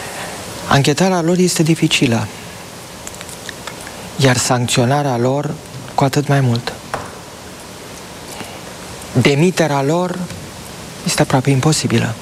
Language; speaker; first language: Romanian; native; Romanian